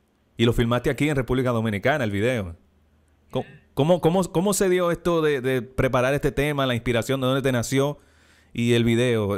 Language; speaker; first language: Spanish; native; Spanish